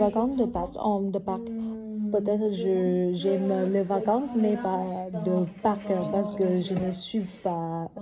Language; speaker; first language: French; non-native, learner; Vietnamese